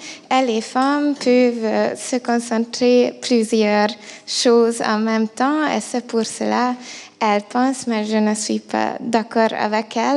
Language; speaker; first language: French; non-native, fluent; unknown